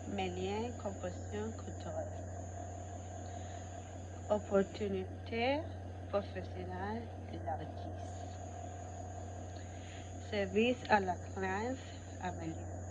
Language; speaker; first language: French; non-native, learner; Spanish